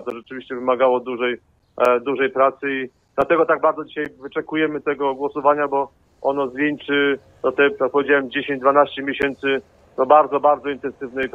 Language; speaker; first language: Polish; native; Polish